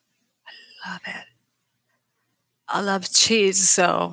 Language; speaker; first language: English; non-native, learner; Japanese